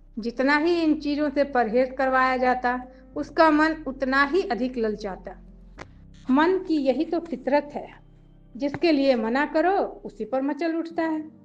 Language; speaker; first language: Hindi; native; Hindi